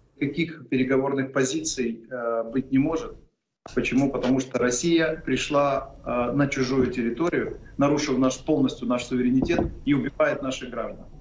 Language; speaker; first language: Russian; non-native, local second language; Ukrainian